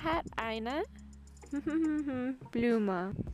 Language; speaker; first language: German; non-native, learner; English